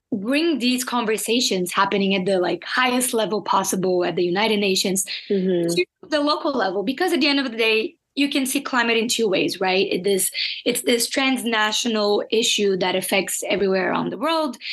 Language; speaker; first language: English; non-native, fluent; Portuguese